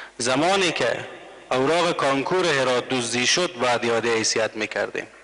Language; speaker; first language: Persian; native; Persian